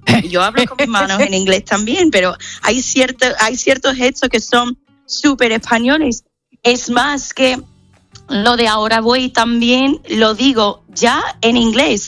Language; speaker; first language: Spanish; non-native, fluent; English